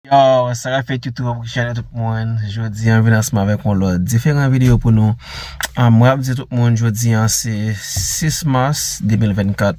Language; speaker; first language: French; non-native, learner; Haitian Creole